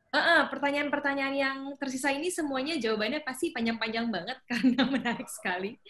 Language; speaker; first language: Indonesian; native; Indonesian